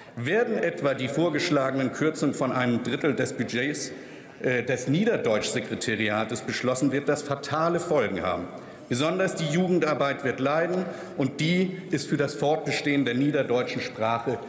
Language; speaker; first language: German; non-native, local second language; Danish